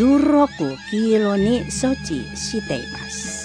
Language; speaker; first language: Japanese; non-native, learner; Indonesian